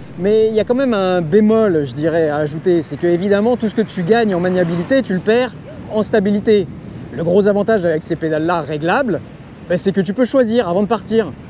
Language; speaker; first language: French; native; French